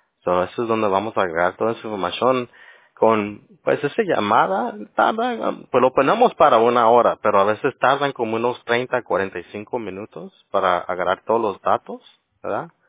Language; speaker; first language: Spanish; early bilingual, other home language; English